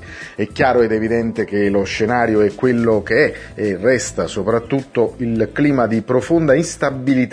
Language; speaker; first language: Italian; native; Italian